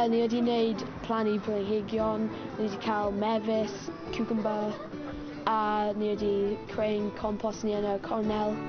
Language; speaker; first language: Welsh; non-native, local second language; English